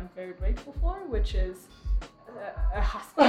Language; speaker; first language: English; non-native, local second language; Kinyarwanda